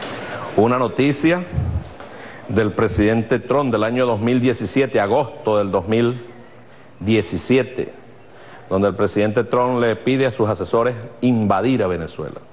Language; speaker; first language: Spanish; native; Spanish